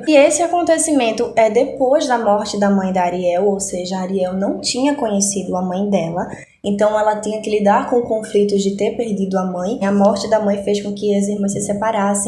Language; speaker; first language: Portuguese; native; Portuguese